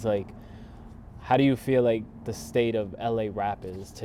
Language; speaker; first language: English; native; English